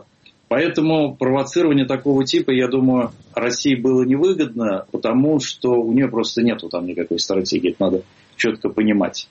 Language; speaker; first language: Russian; native; Russian